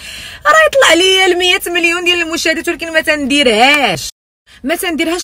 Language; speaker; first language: Arabic; native; Arabic